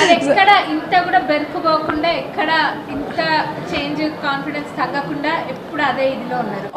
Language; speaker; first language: Telugu; native; Telugu